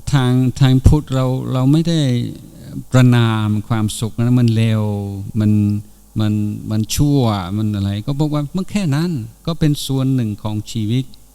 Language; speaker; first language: Thai; non-native, fluent; English